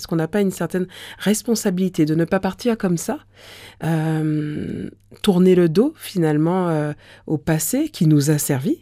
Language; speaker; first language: French; native; French